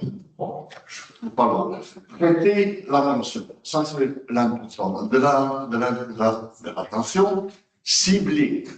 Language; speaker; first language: French; non-native, local second language; Dutch